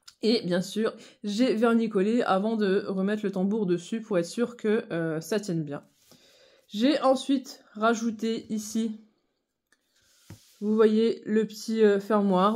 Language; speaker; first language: French; native; French